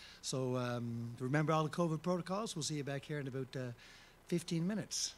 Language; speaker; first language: English; early bilingual, other home language; French